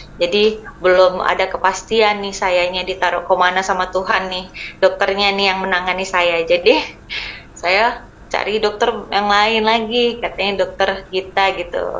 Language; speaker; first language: Indonesian; native; Indonesian